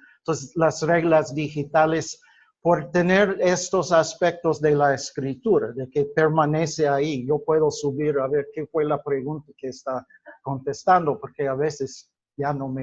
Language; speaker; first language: Spanish; non-native, fluent; English